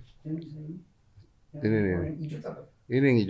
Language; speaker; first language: Indonesian; native; Indonesian